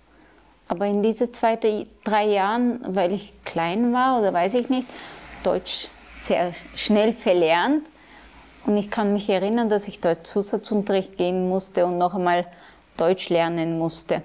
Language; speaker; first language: German; early bilingual, other home language; Turkish